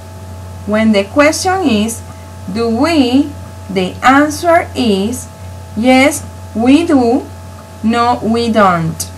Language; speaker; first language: English; non-native, local second language; Spanish